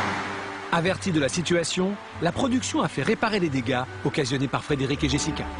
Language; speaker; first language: French; native; French